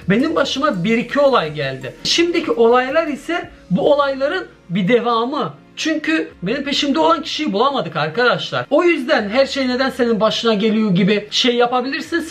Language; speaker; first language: Turkish; early bilingual, heritage; Turkish